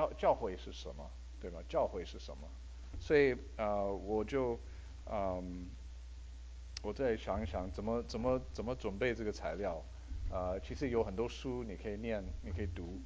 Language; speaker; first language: Chinese; early bilingual, heritage; Chinese